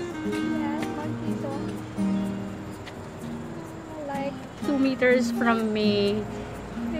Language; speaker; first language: English; non-native, local second language; Filipino